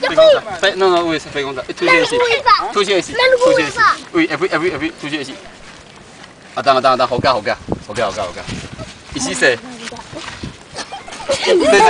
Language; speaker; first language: French; non-native, learner; Chinese